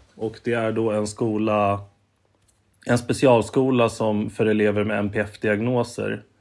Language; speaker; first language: Swedish; native; Swedish